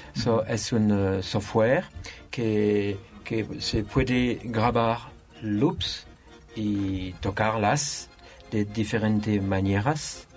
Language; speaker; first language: Spanish; non-native, learner; French